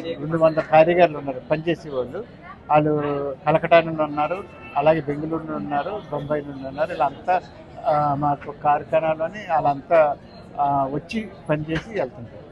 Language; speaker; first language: Telugu; native; Telugu